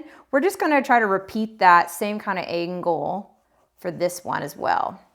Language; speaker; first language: English; native; English